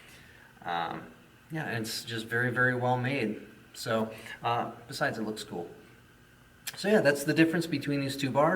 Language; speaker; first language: English; native; English